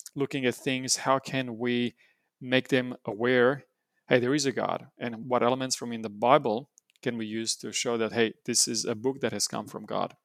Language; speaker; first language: English; non-native, fluent; Romanian